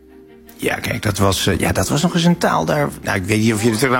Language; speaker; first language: Dutch; native; Dutch